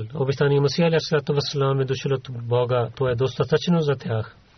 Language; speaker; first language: Bulgarian; non-native, learner; Urdu